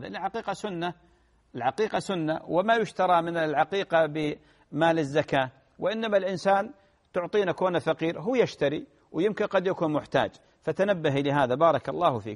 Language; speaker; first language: Arabic; native; Arabic